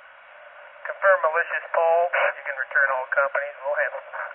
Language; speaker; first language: English; native; English